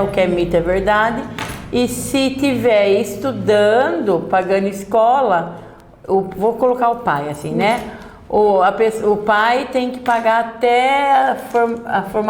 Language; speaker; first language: Portuguese; native; Portuguese